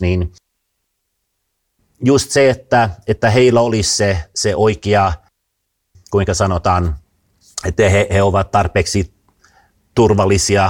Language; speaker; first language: Finnish; non-native, fluent; Swedish